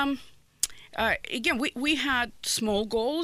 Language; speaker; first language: English; non-native, fluent; Ukrainian